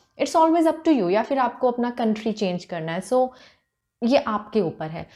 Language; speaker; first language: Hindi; native; Hindi